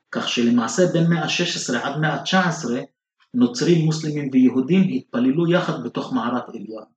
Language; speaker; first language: Hebrew; non-native, local second language; Arabic